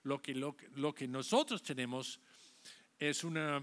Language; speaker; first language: Spanish; non-native, fluent; English